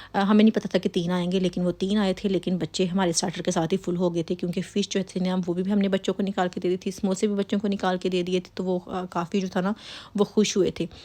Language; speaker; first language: Urdu; native; Urdu